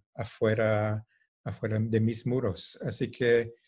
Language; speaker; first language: Spanish; non-native, fluent; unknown